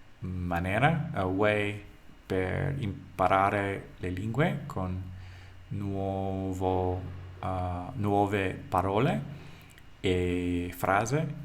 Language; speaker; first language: Italian; non-native, learner; English